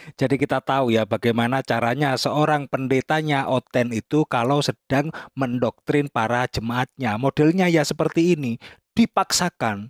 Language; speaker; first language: Indonesian; native; Indonesian